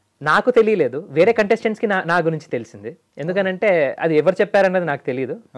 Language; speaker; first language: Telugu; native; Telugu